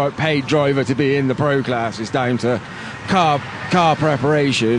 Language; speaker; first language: English; native; English